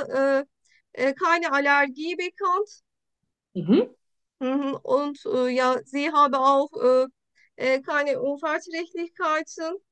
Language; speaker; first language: German; non-native, learner; Turkish